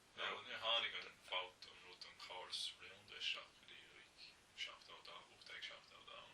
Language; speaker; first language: Irish; native; Irish